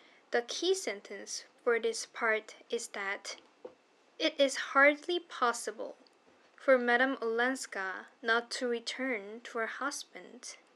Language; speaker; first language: English; non-native, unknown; Korean